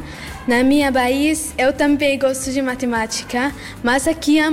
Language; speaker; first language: Portuguese; non-native, learner; Arabic